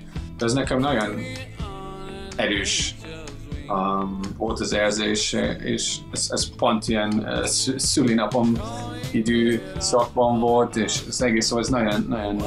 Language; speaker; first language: Hungarian; non-native, fluent; English